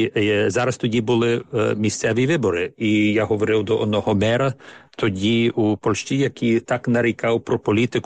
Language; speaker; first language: Ukrainian; early bilingual, heritage; Ukrainian